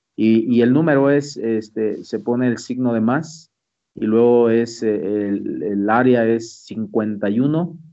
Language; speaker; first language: Spanish; native; Spanish